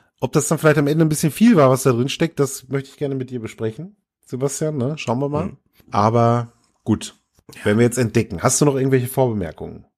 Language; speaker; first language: German; native; German